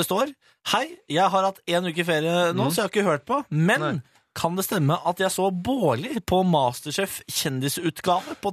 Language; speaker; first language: Norwegian; native; Norwegian